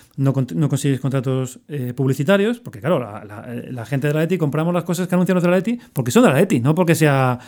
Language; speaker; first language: Spanish; native; Spanish